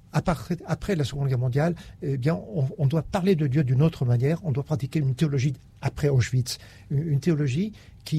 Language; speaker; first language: French; native; French